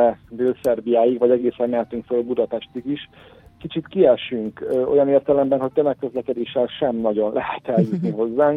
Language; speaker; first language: Hungarian; native; Hungarian